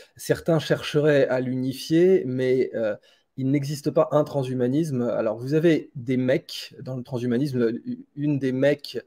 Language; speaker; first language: French; native; French